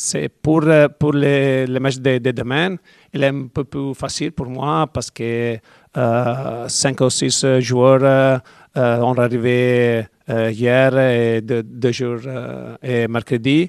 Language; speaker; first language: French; non-native, learner; Italian